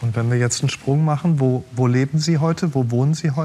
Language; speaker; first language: German; native; German